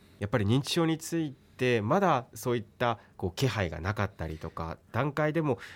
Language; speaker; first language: Japanese; native; Japanese